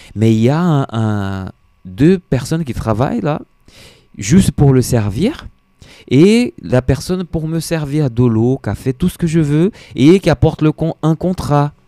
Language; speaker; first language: French; non-native, fluent; Portuguese